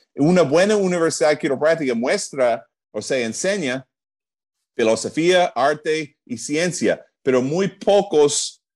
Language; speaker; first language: Spanish; non-native, fluent; English